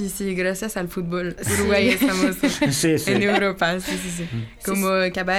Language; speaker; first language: Spanish; non-native, learner; French